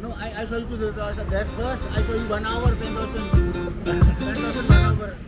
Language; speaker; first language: English; non-native, learner; Indonesian